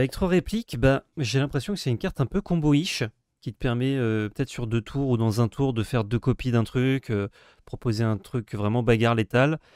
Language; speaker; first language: French; native; French